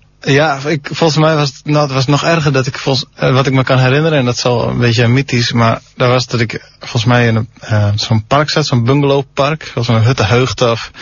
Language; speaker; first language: Dutch; non-native, local second language; Western Frisian